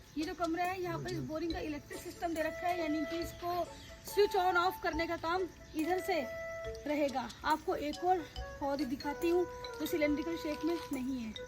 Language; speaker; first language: Hindi; native; Hindi